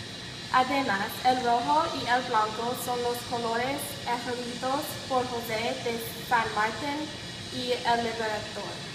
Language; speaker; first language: Spanish; non-native, learner; English